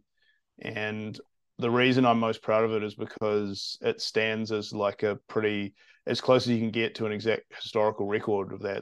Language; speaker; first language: English; native; English